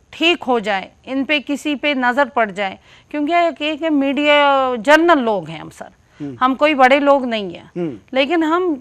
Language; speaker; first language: Hindi; native; Hindi